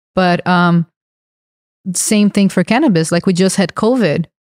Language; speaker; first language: English; non-native, fluent; Portuguese